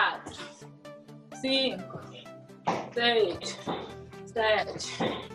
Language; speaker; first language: Portuguese; native; Portuguese